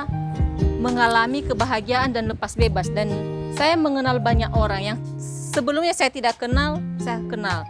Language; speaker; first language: Indonesian; non-native, local second language; Nias